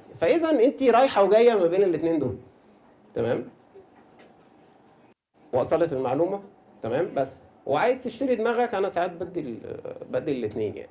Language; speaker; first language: Arabic; native; Arabic